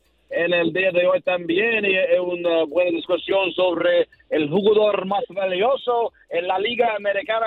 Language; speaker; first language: Spanish; non-native, learner; English